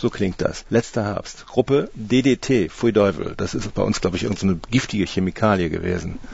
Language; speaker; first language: German; native; German